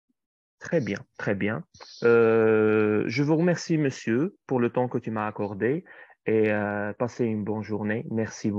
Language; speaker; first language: French; non-native, fluent; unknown